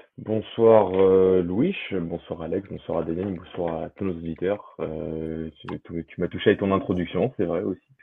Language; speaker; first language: French; early bilingual, other home language; Portuguese